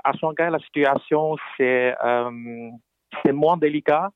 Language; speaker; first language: French; non-native, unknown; Chinese